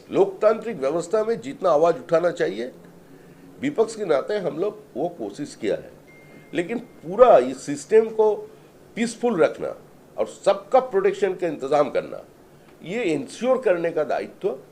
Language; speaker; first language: Hindi; non-native, local second language; Bangla